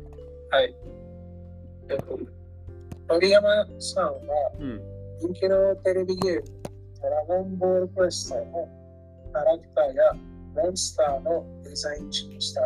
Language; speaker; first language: Japanese; non-native, learner; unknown